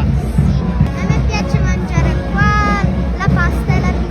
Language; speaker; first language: Italian; early bilingual, heritage; Italian